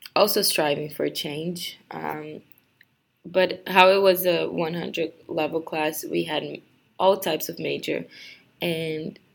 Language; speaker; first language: English; non-native, fluent; Portuguese